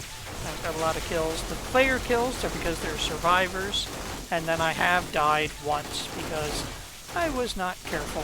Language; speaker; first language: English; native; English